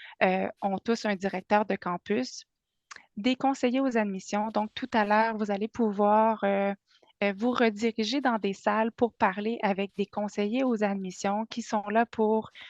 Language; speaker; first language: French; native; French